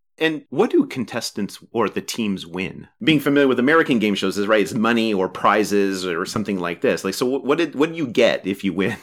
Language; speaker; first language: English; native; English